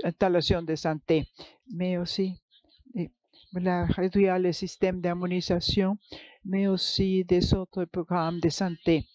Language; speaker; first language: French; non-native, fluent; English